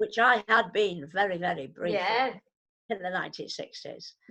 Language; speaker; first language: English; native; English